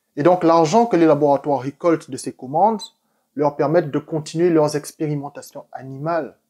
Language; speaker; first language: French; native; French